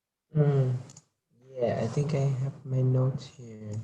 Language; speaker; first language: English; non-native, learner; Vietnamese